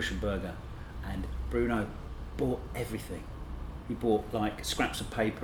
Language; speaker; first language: English; native; English